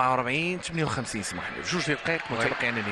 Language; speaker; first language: Arabic; native; Arabic